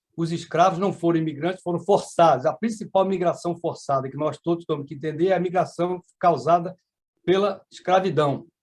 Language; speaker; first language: Portuguese; native; Portuguese